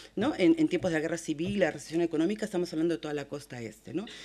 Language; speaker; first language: Spanish; native; Spanish